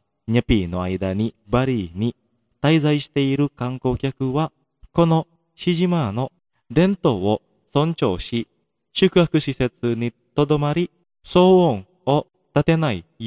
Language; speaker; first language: Japanese; non-native, fluent; Indonesian